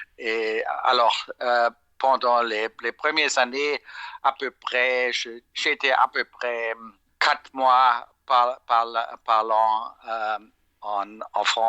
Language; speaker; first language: French; non-native, fluent; German